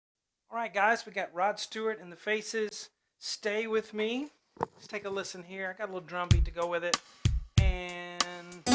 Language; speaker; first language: English; native; English